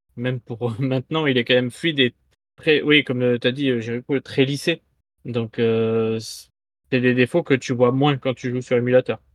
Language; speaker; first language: French; native; French